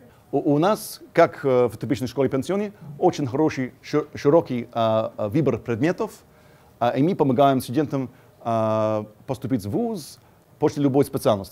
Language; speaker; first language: Russian; non-native, fluent; English